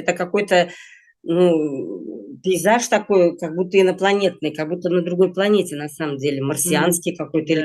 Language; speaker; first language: Russian; native; Russian